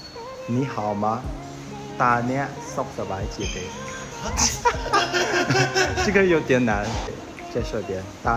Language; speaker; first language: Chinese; non-native, learner; Khmer